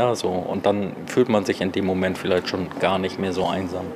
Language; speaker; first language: German; native; German